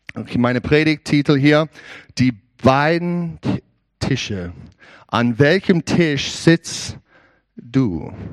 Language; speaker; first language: German; non-native, learner; English